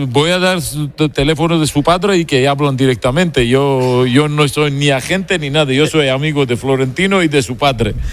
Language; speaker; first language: Spanish; non-native, fluent; Georgian